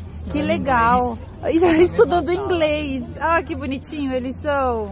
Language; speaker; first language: Portuguese; native; Portuguese